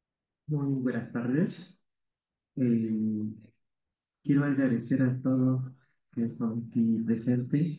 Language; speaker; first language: Spanish; non-native, learner; Haitian Creole